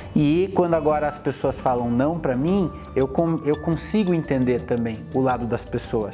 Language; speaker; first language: Portuguese; native; Portuguese